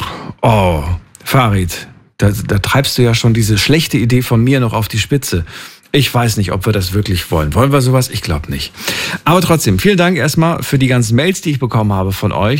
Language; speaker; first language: German; native; German